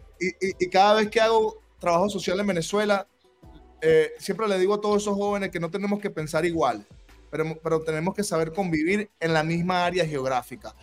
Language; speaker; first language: Spanish; native; Spanish